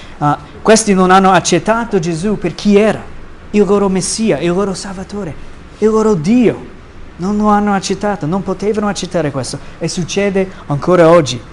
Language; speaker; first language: Italian; non-native, fluent; English